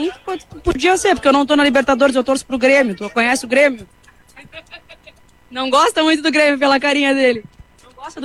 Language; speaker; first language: Portuguese; native; Portuguese